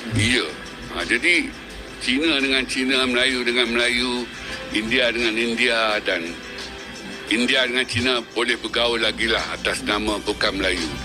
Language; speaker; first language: Malay; native; Malay